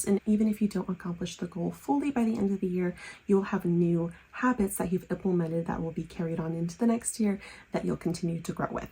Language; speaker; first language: English; native; English